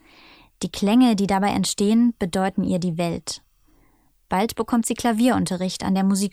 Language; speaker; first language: German; native; German